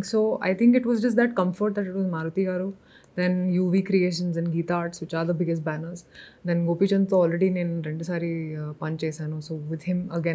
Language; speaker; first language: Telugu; non-native, local second language; Hindi